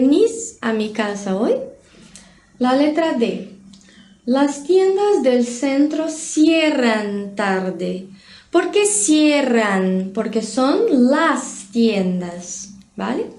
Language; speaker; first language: Spanish; non-native, fluent; Portuguese